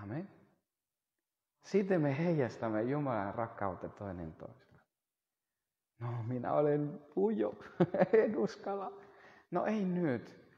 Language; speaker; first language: Finnish; non-native, fluent; Spanish